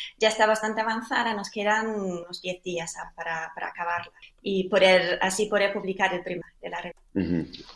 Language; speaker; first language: Spanish; non-native, fluent; German